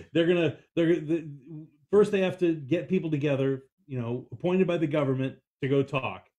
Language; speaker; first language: English; native; English